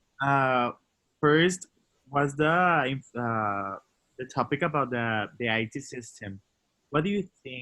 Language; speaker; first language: English; non-native, learner; Spanish